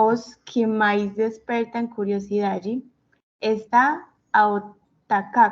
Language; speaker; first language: Portuguese; non-native, learner; Spanish